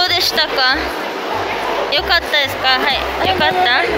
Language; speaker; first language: Japanese; early bilingual, heritage; Japanese